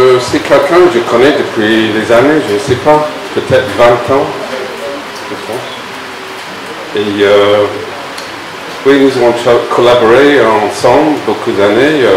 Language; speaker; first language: French; non-native, fluent; English